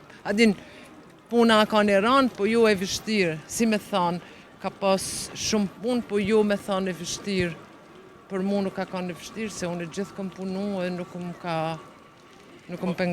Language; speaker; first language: Albanian; early bilingual, heritage; Albanian